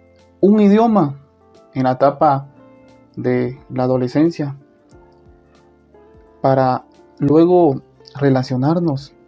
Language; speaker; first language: Spanish; non-native, local second language; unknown